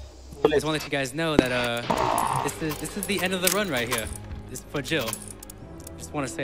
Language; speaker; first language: English; native; English